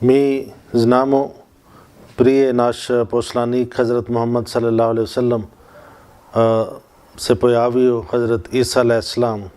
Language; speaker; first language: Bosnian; non-native, fluent; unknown